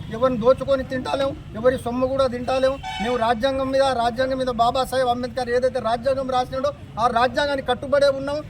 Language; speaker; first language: Telugu; non-native, local second language; Lambadi